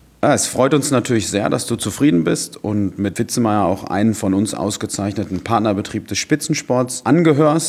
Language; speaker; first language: German; native; German